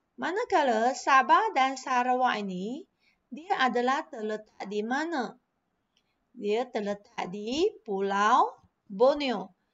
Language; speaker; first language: Malay; non-native, local second language; Chinese